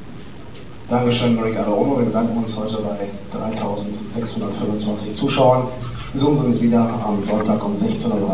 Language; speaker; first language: German; native; German